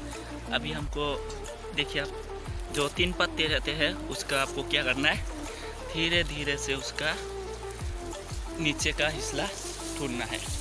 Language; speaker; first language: Hindi; non-native, local second language; Assamese